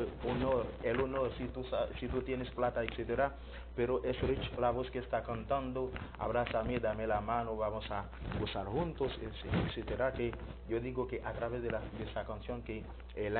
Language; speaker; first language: Spanish; non-native, learner; Haitian Creole